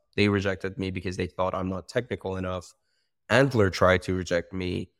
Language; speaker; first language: English; non-native, fluent; Persian